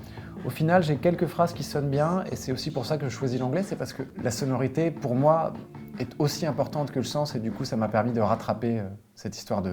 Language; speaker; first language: French; native; French